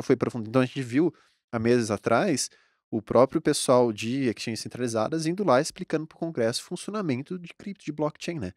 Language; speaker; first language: Portuguese; native; Portuguese